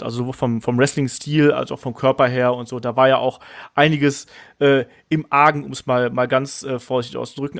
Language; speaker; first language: German; native; German